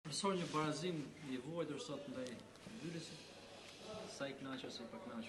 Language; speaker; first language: Albanian; native; Albanian